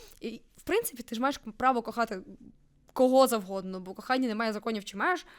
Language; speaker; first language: Ukrainian; native; Ukrainian